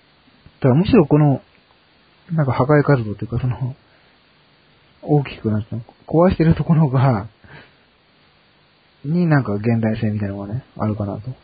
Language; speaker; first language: Japanese; native; Japanese